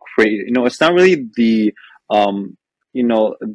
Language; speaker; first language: English; non-native, fluent; Arabic